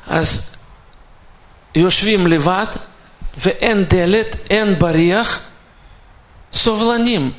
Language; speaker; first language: Hebrew; non-native, fluent; Russian